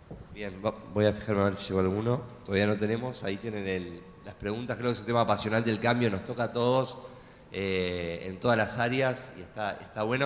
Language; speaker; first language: Spanish; native; Spanish